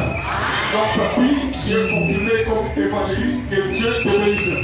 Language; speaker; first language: French; non-native, local second language; Lingala